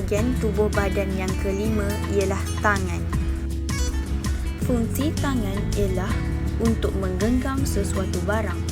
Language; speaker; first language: Malay; native; Malay